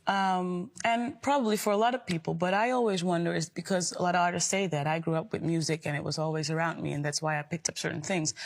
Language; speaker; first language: English; non-native, fluent; Dutch